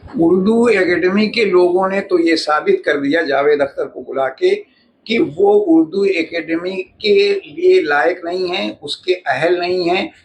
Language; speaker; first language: Urdu; native; Urdu